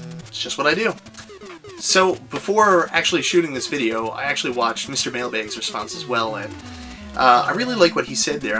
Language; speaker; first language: English; native; English